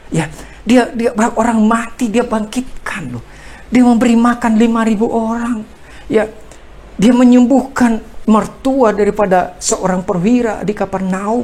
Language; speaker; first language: Indonesian; native; Indonesian